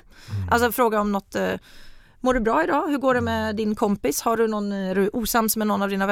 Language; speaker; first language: Swedish; native; Swedish